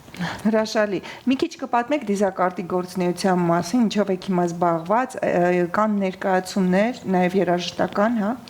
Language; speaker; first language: Armenian; native; Armenian